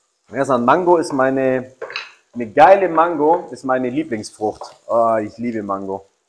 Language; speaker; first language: German; native; German